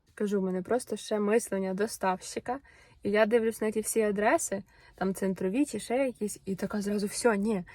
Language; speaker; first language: Ukrainian; non-native, local second language; Russian